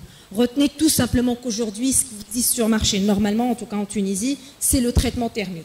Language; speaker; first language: French; non-native, local second language; Arabic